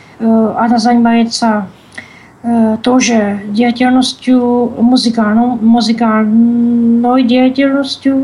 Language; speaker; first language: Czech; non-native, learner; Russian